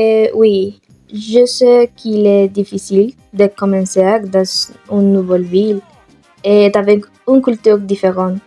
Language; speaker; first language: French; non-native, learner; Spanish